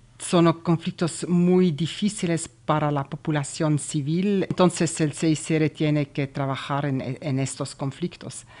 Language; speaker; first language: Spanish; non-native, learner; German